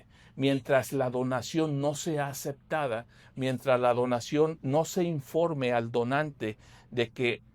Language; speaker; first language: Spanish; native; Spanish